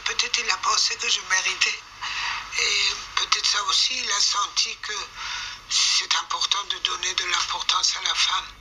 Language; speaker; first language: French; non-native, fluent; Persian